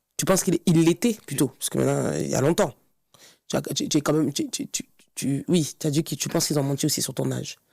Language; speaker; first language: French; native; French